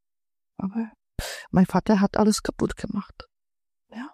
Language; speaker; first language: German; early bilingual, other home language; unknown